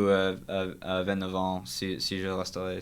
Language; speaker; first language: French; non-native, learner; English